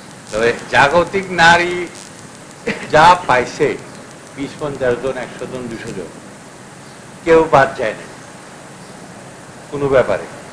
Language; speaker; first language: Bangla; native; Bangla